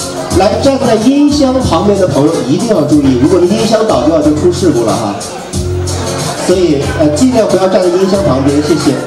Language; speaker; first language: Chinese; native; Chinese